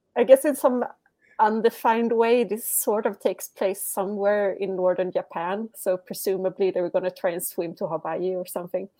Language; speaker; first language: English; non-native, fluent; Swedish